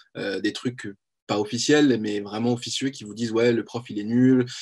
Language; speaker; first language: French; native; French